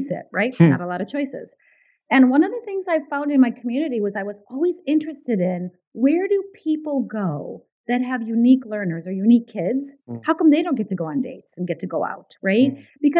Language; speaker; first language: English; early bilingual, other home language; Ukrainian